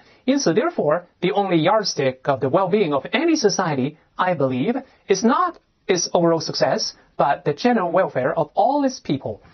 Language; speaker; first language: English; non-native, fluent; Chinese